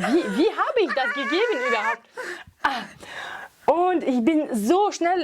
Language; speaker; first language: German; non-native, fluent; French